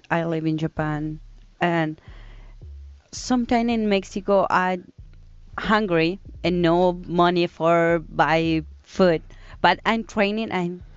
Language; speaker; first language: English; non-native, learner; Spanish